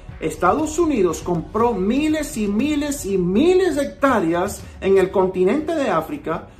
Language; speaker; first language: Spanish; early bilingual, heritage; Spanish